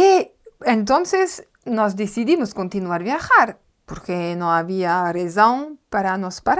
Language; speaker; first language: Spanish; non-native, learner; French